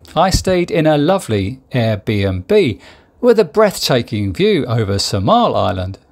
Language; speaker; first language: English; native; English